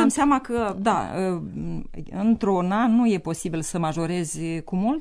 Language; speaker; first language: Romanian; native; Romanian